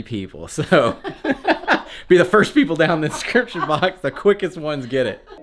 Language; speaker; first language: English; native; English